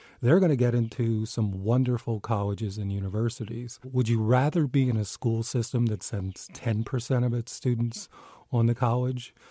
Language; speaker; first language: English; native; English